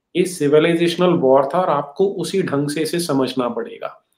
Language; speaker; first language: Hindi; native; Hindi